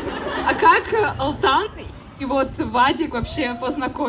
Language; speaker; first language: Russian; native; Russian